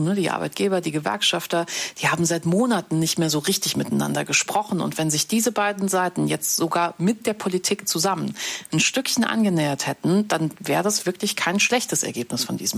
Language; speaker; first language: German; native; German